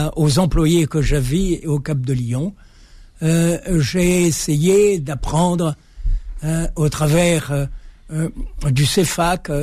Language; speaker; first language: French; native; French